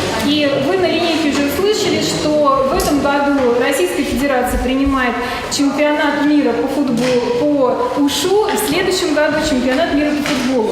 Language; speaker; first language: Russian; native; Russian